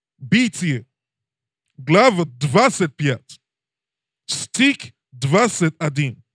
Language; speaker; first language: Russian; non-native, learner; English